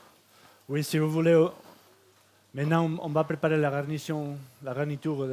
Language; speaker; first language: French; non-native, fluent; Catalan